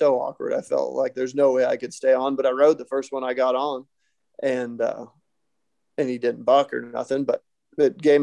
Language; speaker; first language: English; native; English